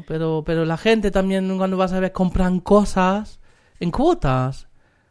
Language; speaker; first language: Spanish; non-native, fluent; German